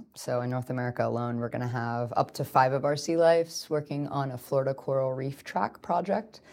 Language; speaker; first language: English; native; English